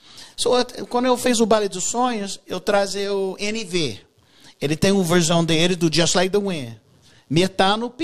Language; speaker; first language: Portuguese; non-native, learner; English